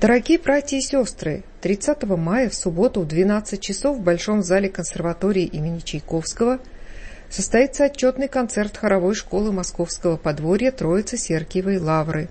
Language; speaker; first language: Russian; native; Russian